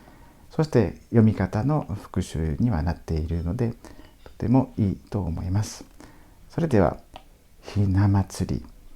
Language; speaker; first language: Japanese; non-native, fluent; French